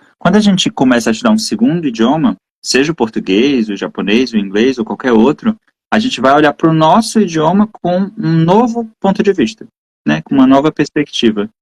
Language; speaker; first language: Portuguese; native; Portuguese